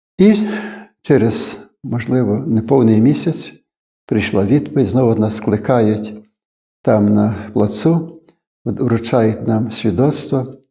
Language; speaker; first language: Ukrainian; native; Ukrainian